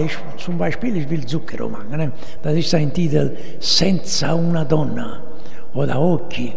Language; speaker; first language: German; non-native, fluent; Italian